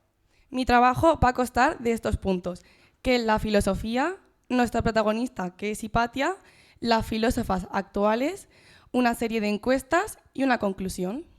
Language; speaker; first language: Spanish; native; Spanish